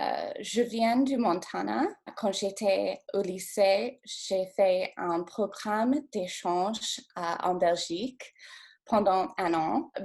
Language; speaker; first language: French; non-native, fluent; English